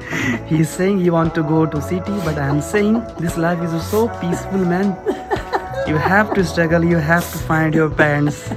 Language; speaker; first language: English; non-native, local second language; Hindi